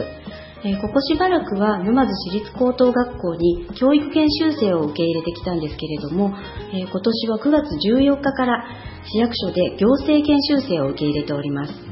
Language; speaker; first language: Japanese; native; Japanese